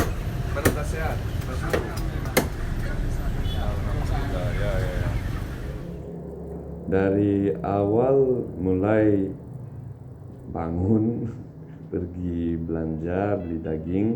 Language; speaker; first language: Indonesian; non-native, fluent; Turkish